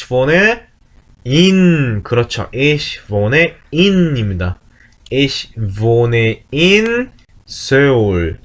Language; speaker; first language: German; non-native, learner; Korean